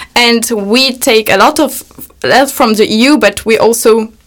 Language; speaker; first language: English; non-native, fluent; Polish